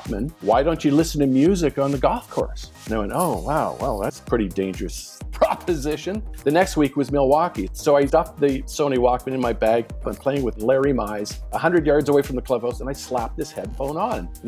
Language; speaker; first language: English; native; English